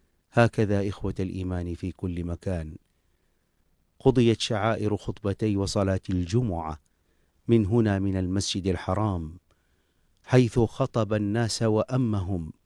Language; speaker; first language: Arabic; native; Arabic